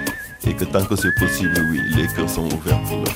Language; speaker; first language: French; non-native, local second language; Wolof